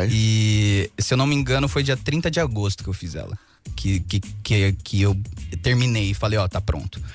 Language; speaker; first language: Portuguese; early bilingual, heritage; Portuguese